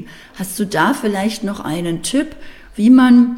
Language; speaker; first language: German; native; German